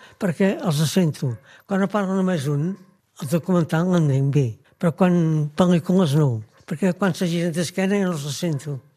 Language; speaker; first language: Catalan; native; Catalan